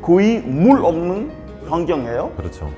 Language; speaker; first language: Korean; non-native, learner; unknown